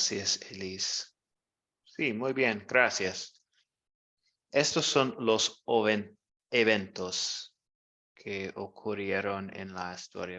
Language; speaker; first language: Spanish; non-native, fluent; English